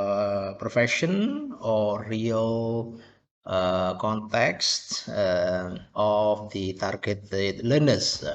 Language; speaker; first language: English; non-native, fluent; Indonesian